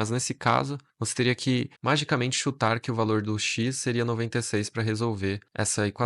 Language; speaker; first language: Portuguese; native; Portuguese